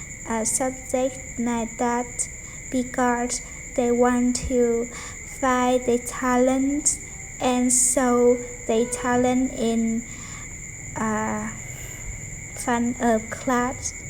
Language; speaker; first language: English; non-native, learner; Vietnamese